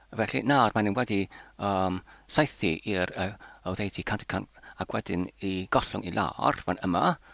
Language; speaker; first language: Welsh; non-native, learner; Polish